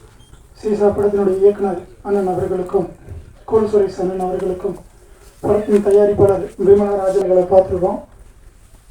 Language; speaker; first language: Tamil; native; Tamil